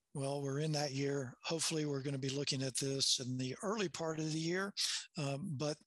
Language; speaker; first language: English; native; English